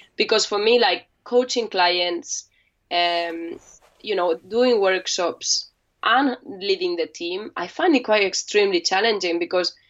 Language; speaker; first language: English; non-native, fluent; Spanish